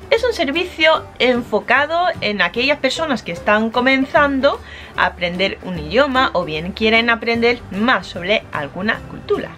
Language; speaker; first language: Spanish; non-native, fluent; Japanese